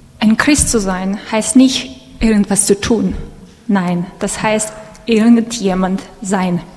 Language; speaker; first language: German; non-native, fluent; Russian